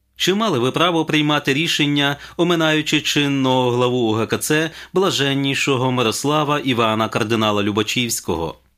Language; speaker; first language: Ukrainian; native; Ukrainian